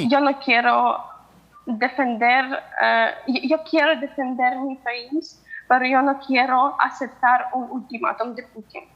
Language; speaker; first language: Spanish; non-native, fluent; Ukrainian